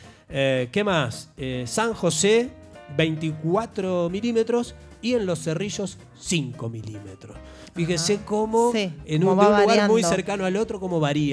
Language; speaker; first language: Spanish; native; Spanish